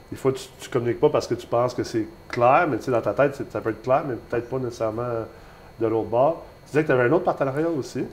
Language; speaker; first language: French; native; French